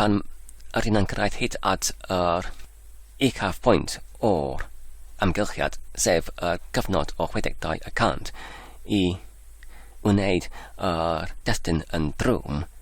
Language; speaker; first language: Welsh; non-native, learner; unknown